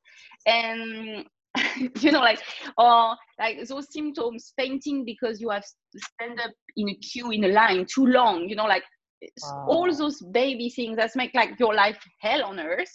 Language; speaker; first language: English; non-native, fluent; French